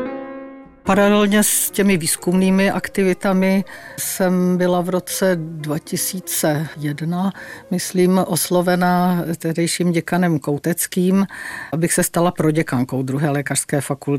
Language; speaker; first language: Czech; native; Czech